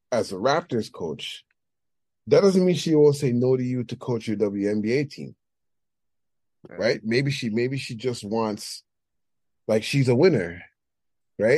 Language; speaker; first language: English; native; English